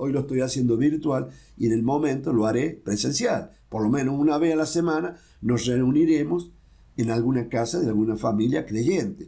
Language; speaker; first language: Spanish; native; Spanish